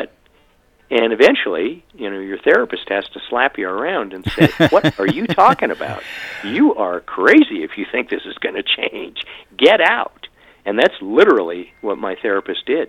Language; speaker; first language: English; native; English